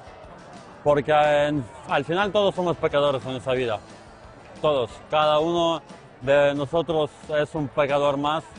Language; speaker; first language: Spanish; non-native, fluent; Ukrainian